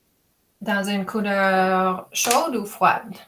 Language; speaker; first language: French; non-native, fluent; English